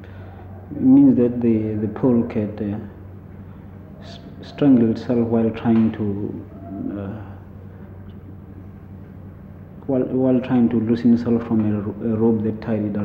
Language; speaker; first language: English; non-native, local second language; Zulu